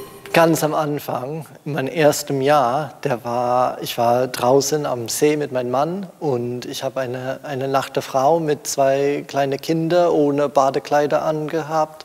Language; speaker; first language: German; non-native, fluent; English